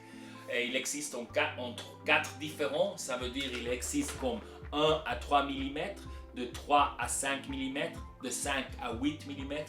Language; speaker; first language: French; non-native, local second language; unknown